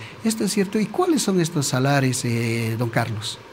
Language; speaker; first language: Spanish; native; Spanish